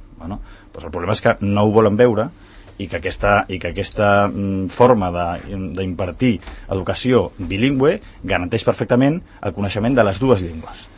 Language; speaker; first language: Catalan; non-native, local second language; Spanish